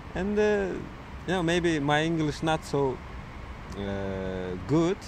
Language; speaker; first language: English; non-native, learner; Uzbek